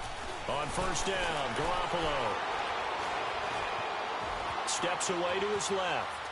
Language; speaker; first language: English; native; English